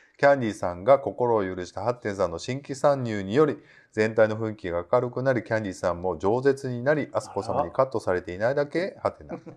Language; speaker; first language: Japanese; native; Japanese